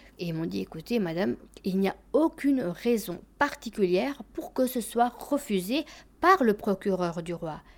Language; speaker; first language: French; early bilingual, other home language; Albanian